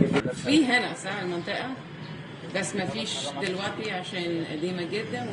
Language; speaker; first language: Arabic; non-native, learner; English